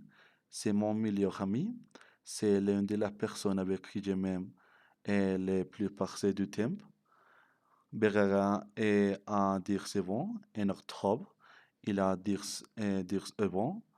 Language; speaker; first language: French; non-native, learner; Spanish